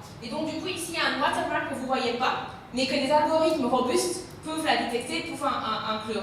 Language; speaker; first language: French; non-native, fluent; Romanian